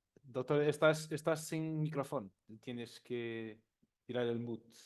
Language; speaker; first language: Spanish; non-native, learner; Portuguese